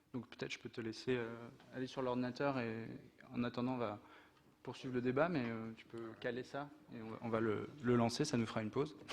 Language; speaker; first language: French; native; French